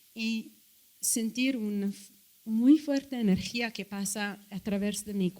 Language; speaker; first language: Spanish; non-native, fluent; English